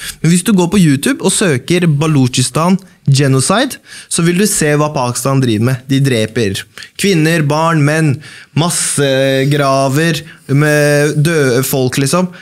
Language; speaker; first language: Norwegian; early bilingual, other home language; Baluchi